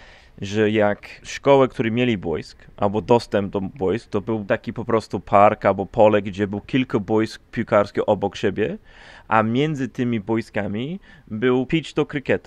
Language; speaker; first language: Polish; non-native, fluent; English